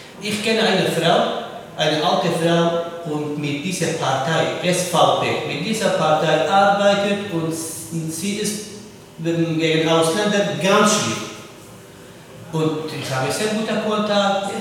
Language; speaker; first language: German; non-native, learner; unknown